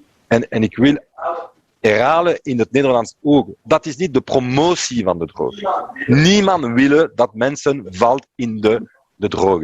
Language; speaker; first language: Dutch; non-native, local second language; French